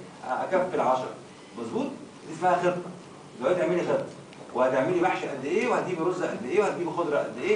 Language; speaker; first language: Arabic; native; Arabic